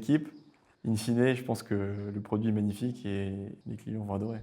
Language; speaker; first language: French; native; French